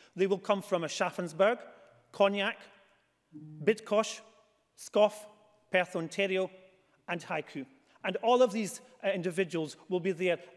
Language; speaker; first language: English; native; English